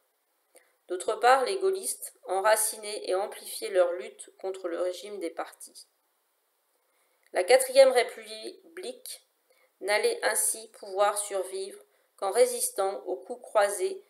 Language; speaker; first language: French; native; French